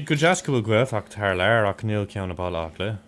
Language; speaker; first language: Irish; non-native, local second language; English